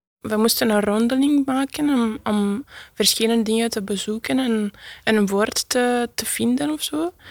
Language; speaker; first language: Dutch; non-native, learner; Italian